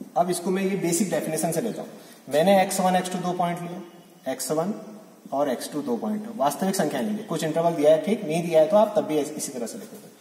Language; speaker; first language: Hindi; native; Hindi